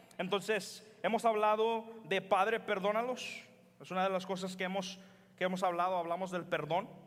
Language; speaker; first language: Spanish; early bilingual, heritage; Spanish